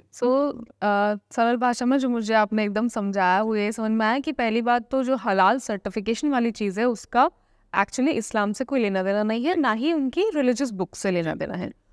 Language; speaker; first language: Hindi; native; Hindi